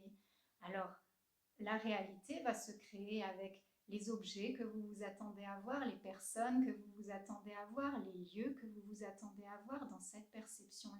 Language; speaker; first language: French; native; French